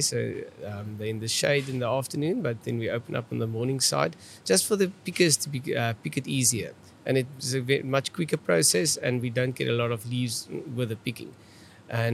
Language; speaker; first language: English; non-native, local second language; Afrikaans